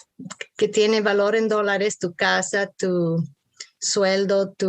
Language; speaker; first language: Spanish; early bilingual, heritage; Spanish